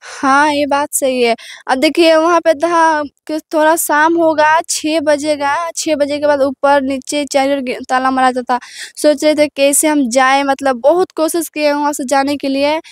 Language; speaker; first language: Hindi; native; Hindi